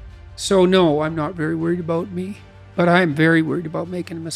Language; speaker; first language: English; native; English